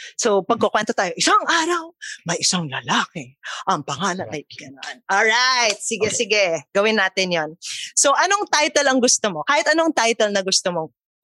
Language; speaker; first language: Filipino; native; Filipino